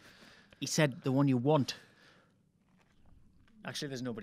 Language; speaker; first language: English; native; English